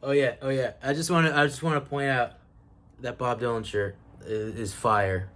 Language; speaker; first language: English; native; English